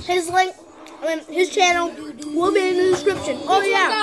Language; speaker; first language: English; native; English